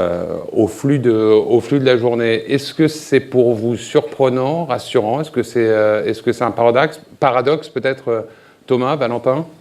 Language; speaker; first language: French; native; French